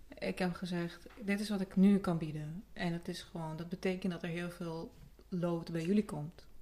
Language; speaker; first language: Dutch; early bilingual, other home language; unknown